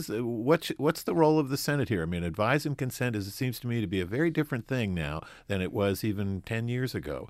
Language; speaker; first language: English; native; English